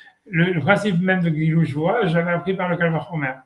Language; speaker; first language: French; native; French